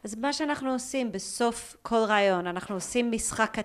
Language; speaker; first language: Hebrew; native; Hebrew